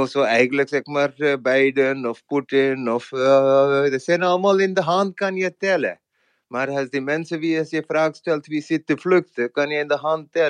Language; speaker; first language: Dutch; non-native, fluent; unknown